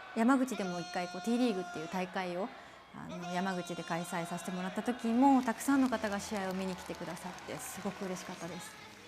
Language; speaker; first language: Japanese; native; Japanese